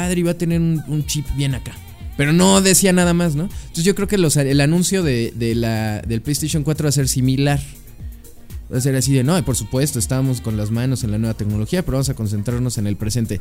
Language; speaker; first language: Spanish; native; Spanish